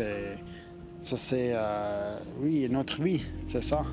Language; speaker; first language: French; non-native, local second language; German